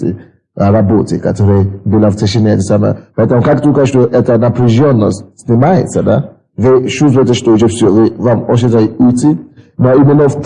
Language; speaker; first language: Russian; non-native, fluent; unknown